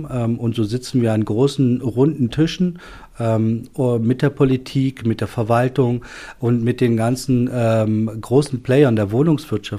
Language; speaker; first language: German; native; German